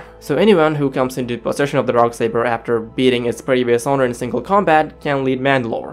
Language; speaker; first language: English; native; English